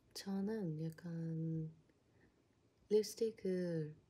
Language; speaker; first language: Korean; non-native, fluent; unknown